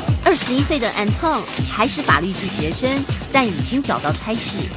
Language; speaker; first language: Chinese; native; Chinese